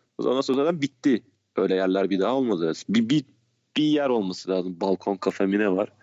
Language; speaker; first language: Turkish; native; Turkish